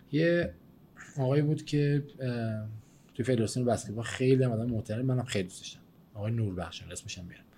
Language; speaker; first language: Persian; native; Persian